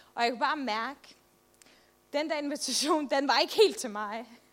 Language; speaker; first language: Danish; non-native, local second language; Faroese